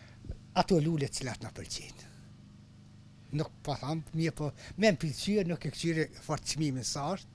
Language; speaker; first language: Albanian; native; Albanian